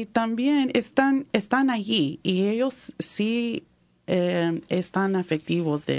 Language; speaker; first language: Spanish; early bilingual, heritage; Spanish